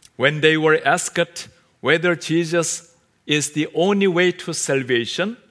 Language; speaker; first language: English; non-native, fluent; Korean